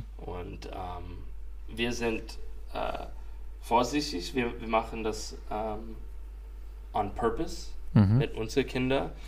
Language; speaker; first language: German; non-native, fluent; English